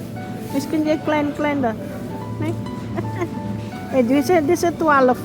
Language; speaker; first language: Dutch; non-native, learner; Indonesian